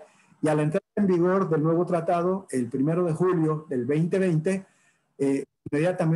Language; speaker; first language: Spanish; native; Spanish